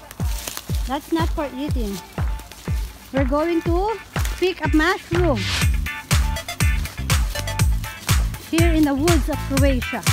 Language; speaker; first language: English; non-native, learner; Filipino